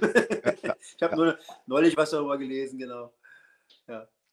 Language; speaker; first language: German; native; German